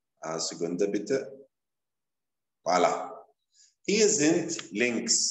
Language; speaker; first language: German; non-native, fluent; Arabic